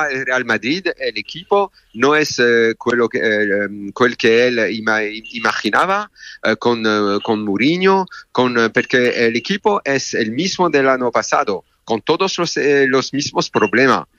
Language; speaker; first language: Spanish; non-native, learner; French